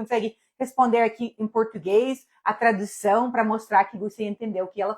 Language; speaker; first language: Portuguese; non-native, fluent; English